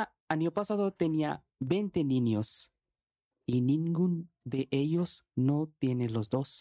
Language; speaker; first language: Spanish; non-native, learner; Bangla